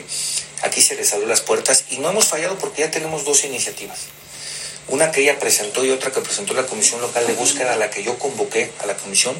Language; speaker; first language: Spanish; native; Spanish